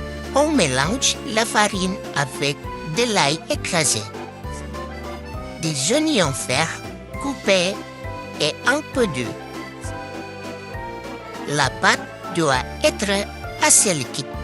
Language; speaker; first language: French; non-native, learner; Indonesian